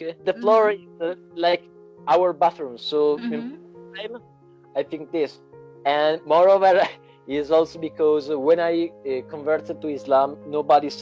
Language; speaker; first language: English; non-native, learner; Italian